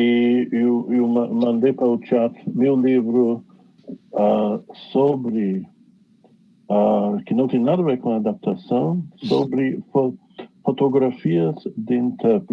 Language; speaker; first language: Portuguese; non-native, fluent; English